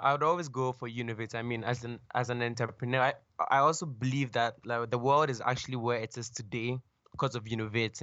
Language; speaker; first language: English; non-native, local second language; Akan